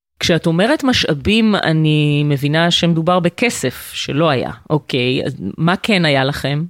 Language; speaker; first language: Hebrew; native; Hebrew